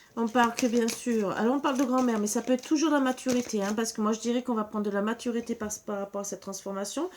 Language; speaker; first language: French; native; French